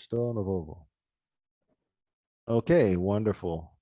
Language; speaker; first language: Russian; non-native, learner; English